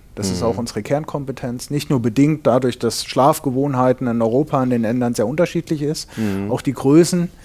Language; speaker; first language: German; native; German